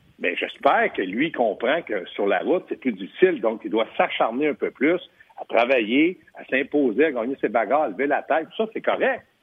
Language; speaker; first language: French; native; French